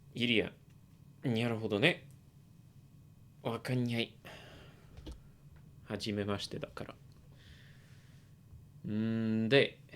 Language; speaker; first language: Japanese; non-native, learner; English